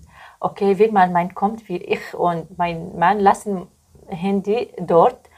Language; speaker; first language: German; non-native, learner; Arabic